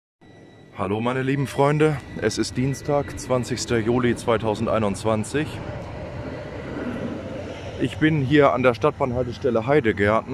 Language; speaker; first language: German; native; German